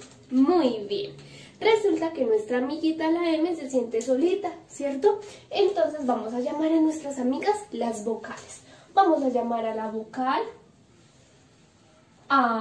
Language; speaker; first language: Spanish; native; Spanish